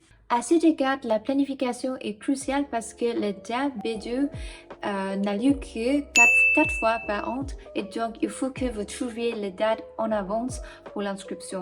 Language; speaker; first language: French; non-native, fluent; English